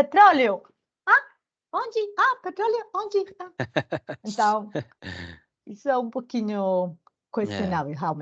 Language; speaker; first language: Portuguese; non-native, learner; Spanish